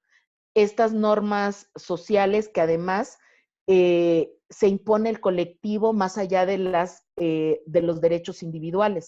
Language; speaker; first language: Spanish; native; Spanish